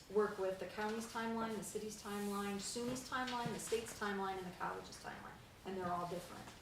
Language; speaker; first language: English; native; English